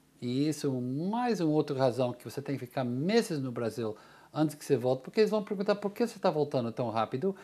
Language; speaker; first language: Portuguese; non-native, fluent; English